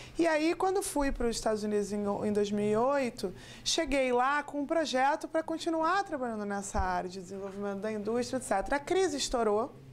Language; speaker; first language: Portuguese; native; Portuguese